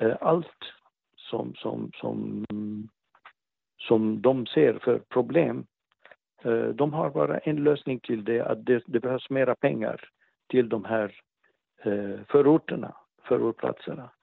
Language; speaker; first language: Swedish; non-native, fluent; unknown